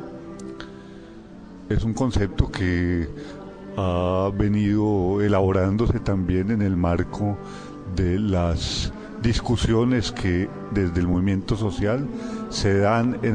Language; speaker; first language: Spanish; native; Spanish